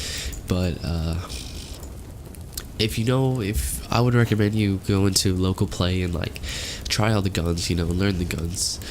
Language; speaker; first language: English; native; English